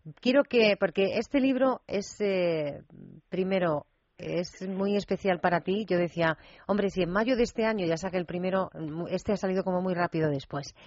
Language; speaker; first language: Spanish; native; Spanish